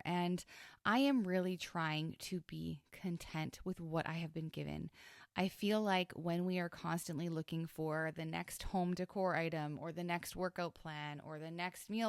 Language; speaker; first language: English; native; English